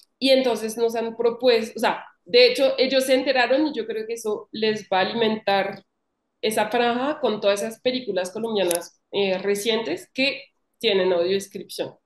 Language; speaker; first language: Spanish; non-native, fluent; French